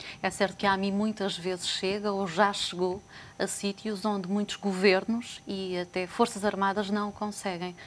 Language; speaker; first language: Portuguese; native; Portuguese